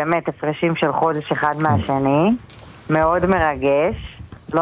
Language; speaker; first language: Hebrew; native; Hebrew